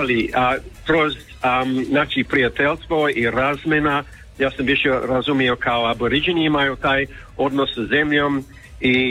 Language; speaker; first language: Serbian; early bilingual, heritage; Croatian